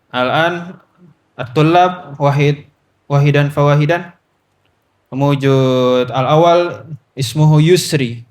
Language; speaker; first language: Arabic; non-native, learner; Indonesian